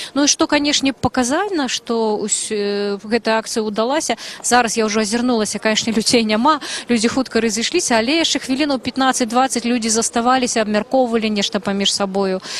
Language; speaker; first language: Belarusian; native; Belarusian